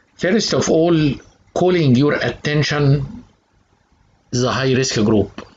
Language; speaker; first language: English; non-native, fluent; Arabic